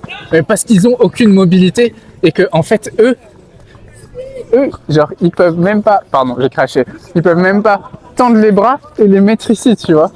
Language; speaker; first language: French; native; French